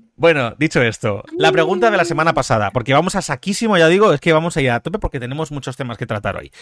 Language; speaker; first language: Spanish; native; Spanish